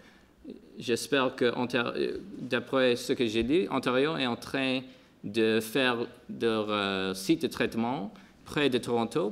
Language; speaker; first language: French; non-native, local second language; English